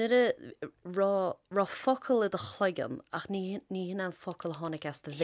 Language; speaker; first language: Irish; native; Irish